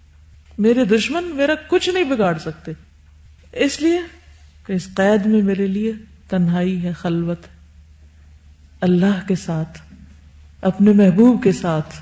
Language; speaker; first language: Urdu; native; Urdu